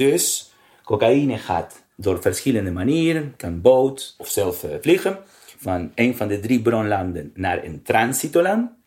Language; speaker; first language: Dutch; non-native, learner; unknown